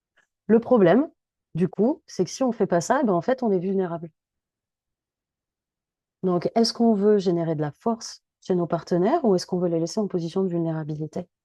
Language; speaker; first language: French; native; French